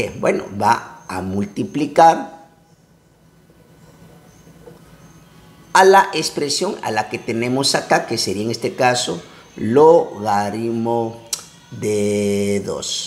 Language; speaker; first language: Spanish; native; Spanish